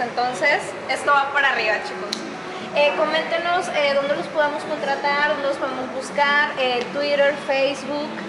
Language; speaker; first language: Spanish; native; Spanish